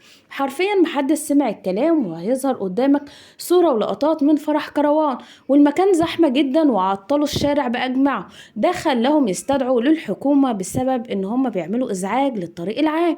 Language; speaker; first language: Arabic; native; Arabic